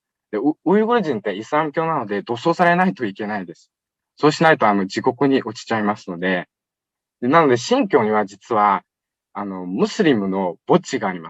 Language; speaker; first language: Japanese; non-native, fluent; Uyghur